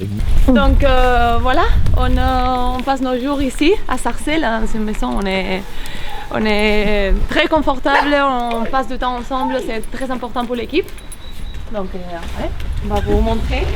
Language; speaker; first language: French; early bilingual, heritage; Dutch